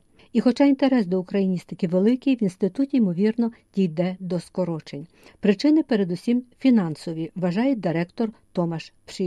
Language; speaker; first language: Ukrainian; native; Ukrainian